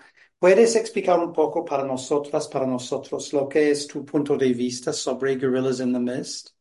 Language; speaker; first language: Spanish; non-native, fluent; English